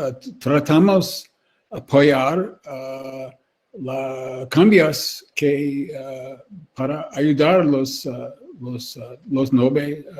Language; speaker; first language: Spanish; non-native, learner; English